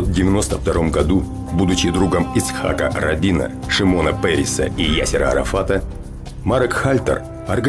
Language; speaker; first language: Russian; native; Russian